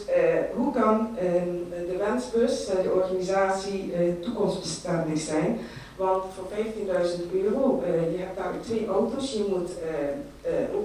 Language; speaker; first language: Dutch; native; Dutch